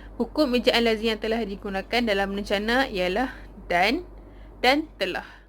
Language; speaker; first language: Malay; native; Malay